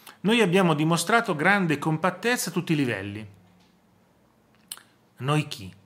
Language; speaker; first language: Italian; native; Italian